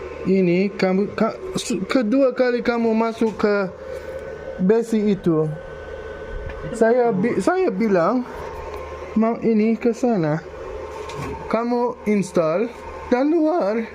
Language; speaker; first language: Indonesian; non-native, learner; English